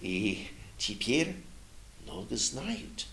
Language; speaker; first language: Russian; non-native, learner; English